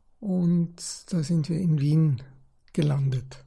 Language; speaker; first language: German; early bilingual, other home language; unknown